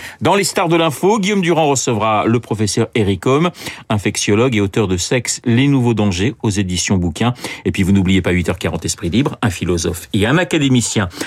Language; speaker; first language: French; native; French